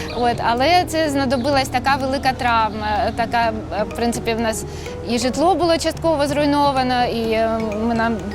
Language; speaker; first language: Ukrainian; non-native, local second language; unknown